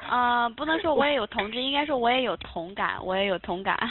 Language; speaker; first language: Chinese; native; Chinese